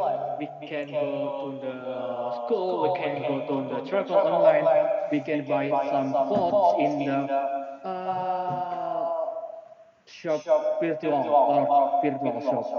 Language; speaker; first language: English; non-native, learner; Indonesian